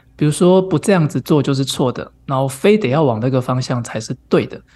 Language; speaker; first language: Chinese; native; Chinese